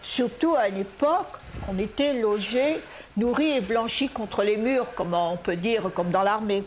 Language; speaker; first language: French; native; French